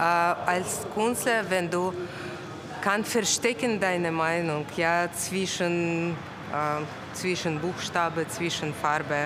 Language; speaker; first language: German; non-native, learner; Russian